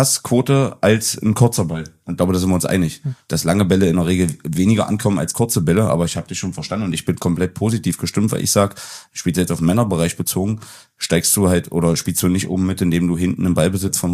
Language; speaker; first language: German; native; German